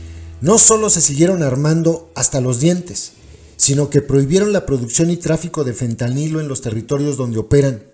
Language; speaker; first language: Spanish; native; Spanish